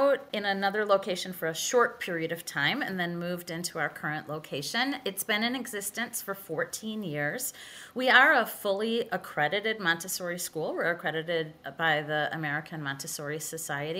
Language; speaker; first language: English; native; English